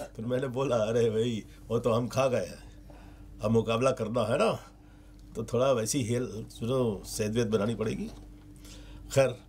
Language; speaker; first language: Hindi; native; Hindi